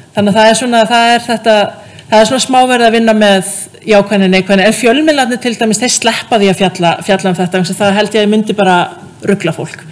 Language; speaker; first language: Icelandic; native; Icelandic